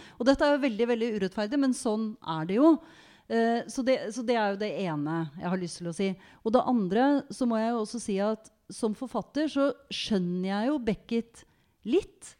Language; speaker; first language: Norwegian; native; Norwegian